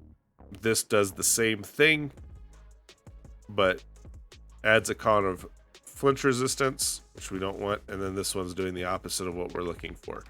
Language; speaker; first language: English; native; English